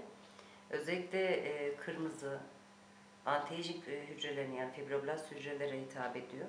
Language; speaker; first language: Turkish; native; Turkish